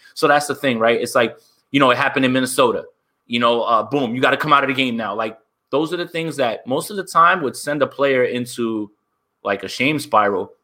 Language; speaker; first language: English; native; English